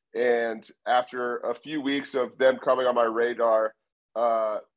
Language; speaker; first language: English; native; English